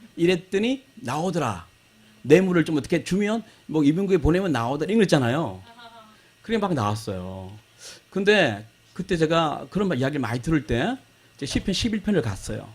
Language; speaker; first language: Korean; native; Korean